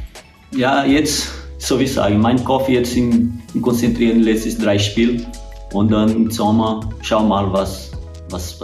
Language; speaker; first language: German; non-native, learner; Portuguese